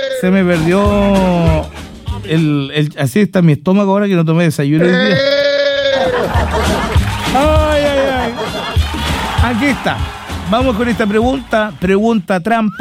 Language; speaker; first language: Spanish; native; Spanish